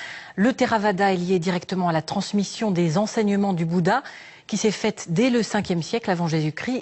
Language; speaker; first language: French; native; French